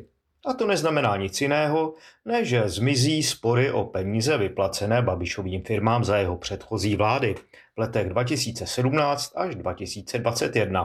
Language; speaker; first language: Czech; native; Czech